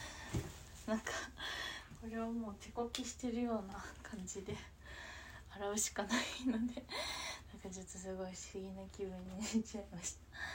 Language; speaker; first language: Japanese; native; Japanese